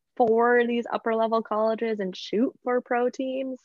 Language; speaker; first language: English; native; English